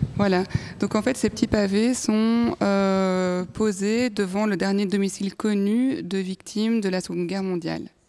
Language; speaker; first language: French; native; French